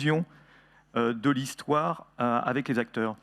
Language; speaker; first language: French; native; French